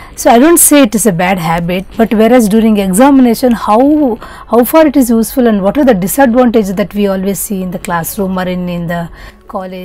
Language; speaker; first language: English; non-native, local second language; Kannada